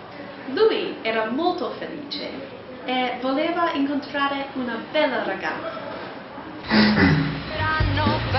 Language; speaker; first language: Italian; non-native, learner; English